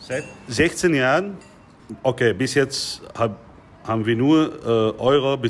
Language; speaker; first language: German; non-native, fluent; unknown